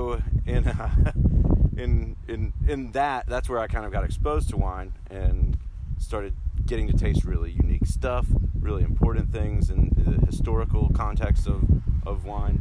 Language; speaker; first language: English; native; English